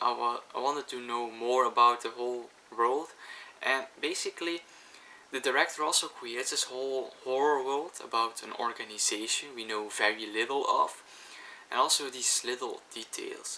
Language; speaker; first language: English; non-native, fluent; Dutch